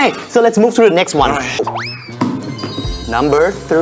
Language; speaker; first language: English; non-native, fluent; Thai